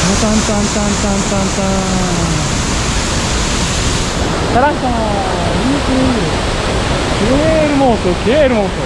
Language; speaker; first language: Spanish; non-native, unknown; Japanese